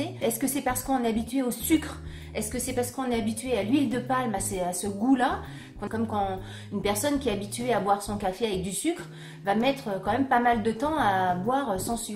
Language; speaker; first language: French; native; French